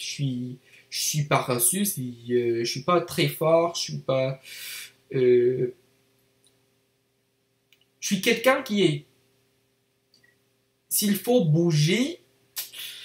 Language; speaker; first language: French; non-native, learner; English